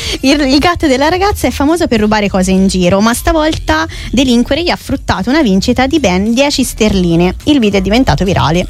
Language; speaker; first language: Italian; native; Italian